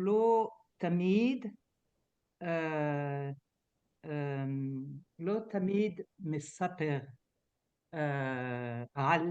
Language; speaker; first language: Hebrew; non-native, learner; French